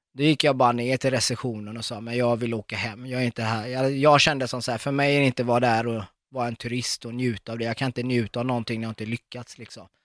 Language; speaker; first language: Swedish; early bilingual, other home language; Arabic